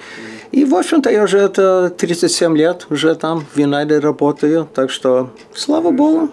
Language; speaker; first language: Russian; early bilingual, heritage; Russian